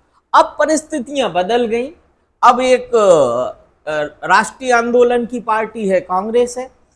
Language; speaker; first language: Hindi; native; Hindi